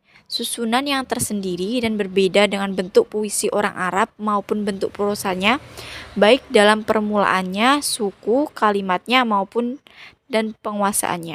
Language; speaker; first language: Indonesian; native; Indonesian